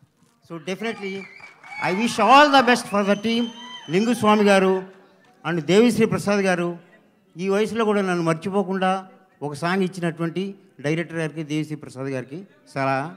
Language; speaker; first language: Telugu; native; Telugu